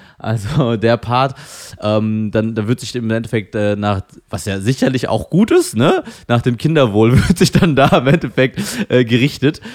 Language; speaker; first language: German; early bilingual, other home language; Filipino